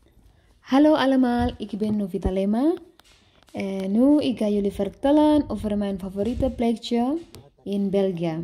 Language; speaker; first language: Dutch; non-native, learner; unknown